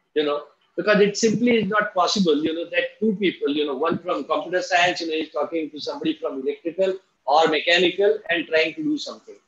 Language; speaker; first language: English; non-native, local second language; Marathi